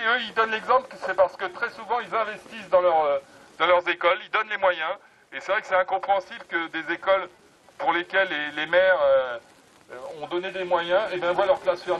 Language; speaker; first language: French; native; French